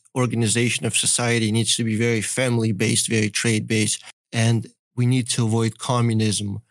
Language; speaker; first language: English; early bilingual, other home language; Russian